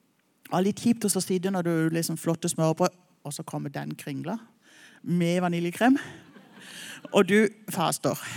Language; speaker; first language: Norwegian; native; Norwegian